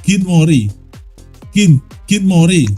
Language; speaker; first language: Korean; non-native, fluent; Indonesian